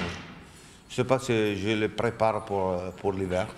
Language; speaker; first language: French; non-native, learner; Italian